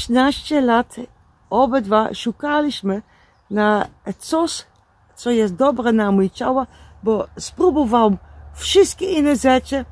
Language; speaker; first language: Polish; non-native, learner; Dutch